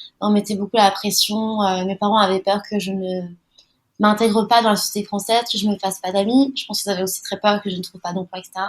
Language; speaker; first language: French; early bilingual, other home language; Malagasy